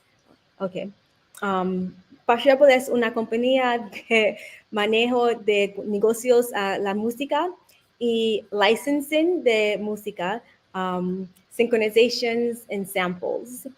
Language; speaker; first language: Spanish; non-native, learner; English